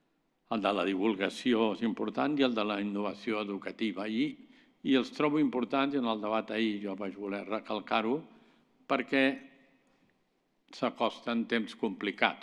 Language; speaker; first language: Catalan; native; Catalan